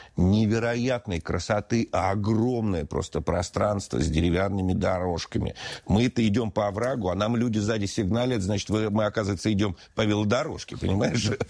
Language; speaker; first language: Russian; native; Russian